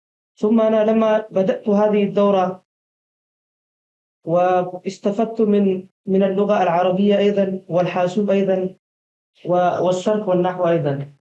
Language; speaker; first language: Arabic; non-native, fluent; Urdu